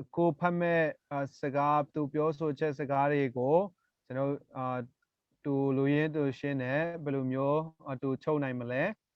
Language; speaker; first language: Burmese; non-native, local second language; Tedim Chin